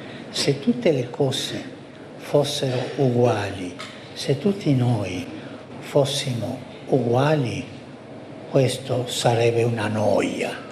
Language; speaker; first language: Italian; non-native, fluent; Spanish